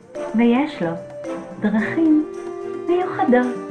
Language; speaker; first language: Hebrew; native; Hebrew